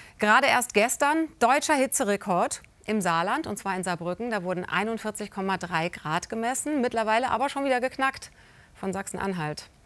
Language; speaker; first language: German; native; German